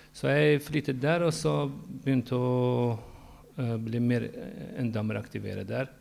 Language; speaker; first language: Norwegian; non-native, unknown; Central Kurdish